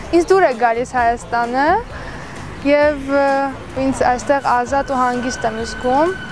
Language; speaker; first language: Armenian; early bilingual, heritage; Armenian